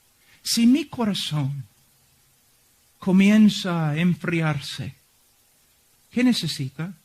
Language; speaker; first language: Spanish; non-native, fluent; English